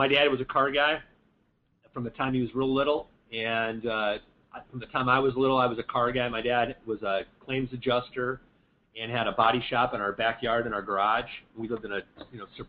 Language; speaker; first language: English; native; English